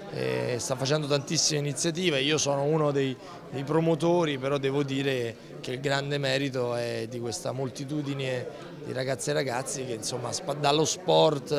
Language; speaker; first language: Italian; native; Italian